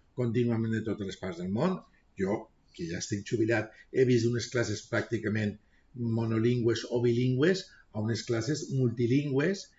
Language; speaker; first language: Catalan; non-native, local second language; Spanish